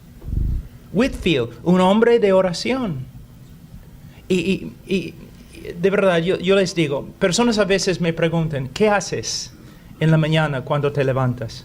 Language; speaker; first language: Spanish; non-native, fluent; English